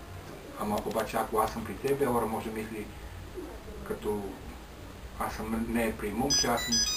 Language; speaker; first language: Bulgarian; non-native, learner; Finnish